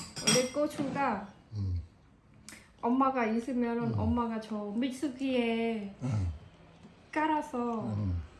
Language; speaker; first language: Korean; non-native, learner; Khmer